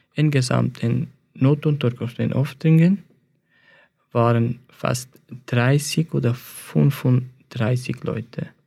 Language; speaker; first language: German; non-native, fluent; Persian